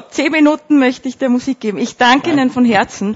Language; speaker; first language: German; native; German